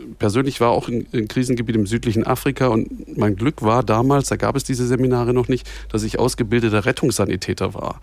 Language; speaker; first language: German; native; German